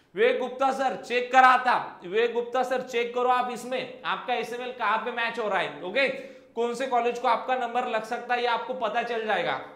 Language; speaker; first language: Hindi; non-native, local second language; Marathi